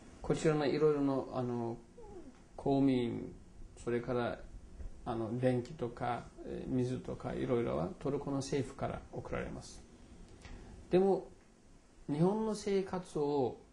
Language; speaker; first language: Japanese; non-native, fluent; Turkish